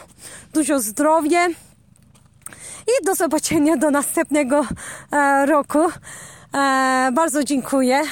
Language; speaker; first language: Polish; non-native, learner; Turkish